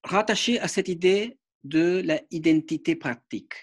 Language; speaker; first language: French; non-native, fluent; Spanish